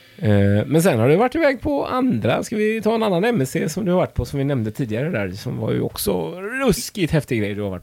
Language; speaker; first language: Swedish; native; Swedish